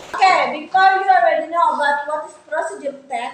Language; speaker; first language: English; non-native, learner; Indonesian